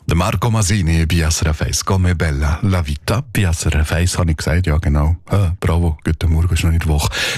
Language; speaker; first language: German; native; German